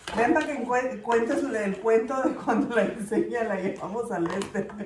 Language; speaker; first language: Spanish; early bilingual, other home language; English